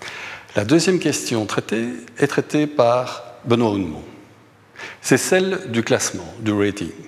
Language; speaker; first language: French; native; French